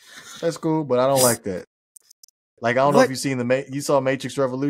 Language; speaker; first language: English; native; English